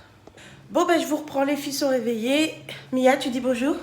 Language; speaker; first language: French; native; French